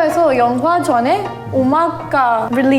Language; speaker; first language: Korean; non-native, fluent; Hindi